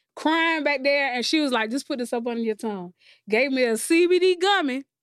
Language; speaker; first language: English; native; English